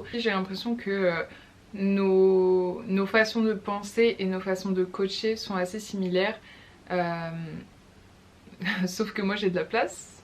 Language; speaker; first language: French; native; French